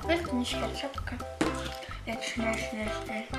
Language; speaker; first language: German; early bilingual, other home language; Arabic